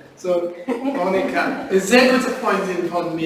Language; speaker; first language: German; non-native, learner; English